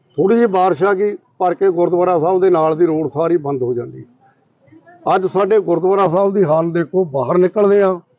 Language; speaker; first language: Punjabi; native; Punjabi